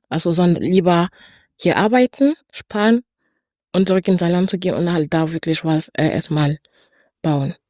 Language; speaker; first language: German; non-native, fluent; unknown